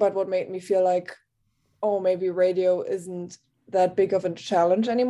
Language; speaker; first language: English; non-native, fluent; German